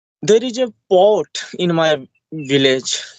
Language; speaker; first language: English; non-native, learner; Hindi